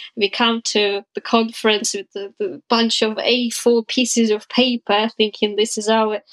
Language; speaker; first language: English; non-native, fluent; Ukrainian